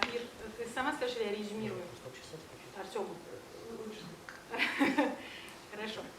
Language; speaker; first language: Russian; native; Russian